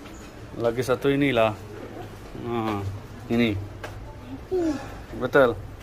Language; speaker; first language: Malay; non-native, learner; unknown